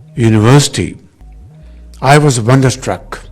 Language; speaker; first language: English; non-native, local second language; Urdu